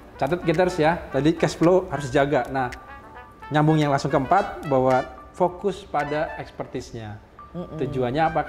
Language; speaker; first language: Indonesian; native; Indonesian